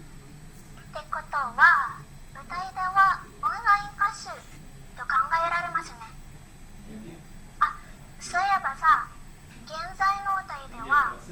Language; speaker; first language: Japanese; non-native, learner; Indonesian